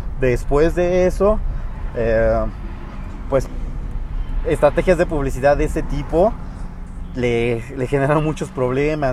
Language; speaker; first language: Spanish; native; Spanish